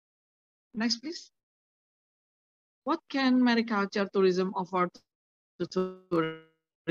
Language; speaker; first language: English; non-native, learner; Indonesian